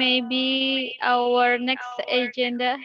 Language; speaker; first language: English; non-native, local second language; Indonesian